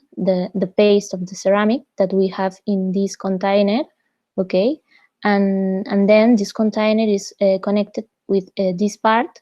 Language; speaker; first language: English; non-native, fluent; Spanish